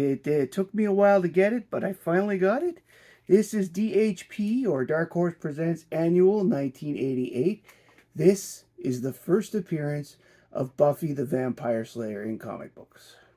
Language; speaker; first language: English; native; English